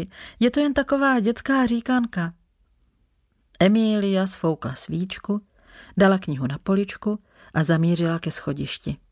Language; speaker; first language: Czech; native; Czech